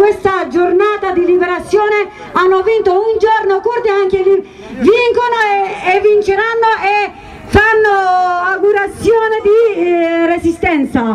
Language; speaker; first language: Italian; non-native, learner; Kurdish